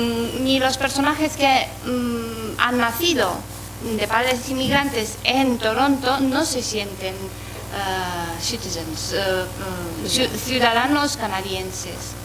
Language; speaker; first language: Spanish; non-native, fluent; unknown